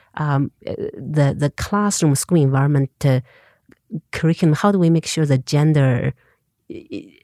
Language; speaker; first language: English; non-native, fluent; Chinese